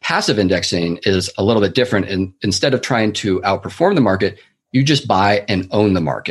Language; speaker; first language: English; native; English